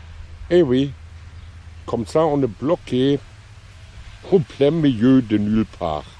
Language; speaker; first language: French; non-native, fluent; German